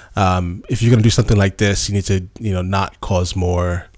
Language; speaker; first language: English; native; English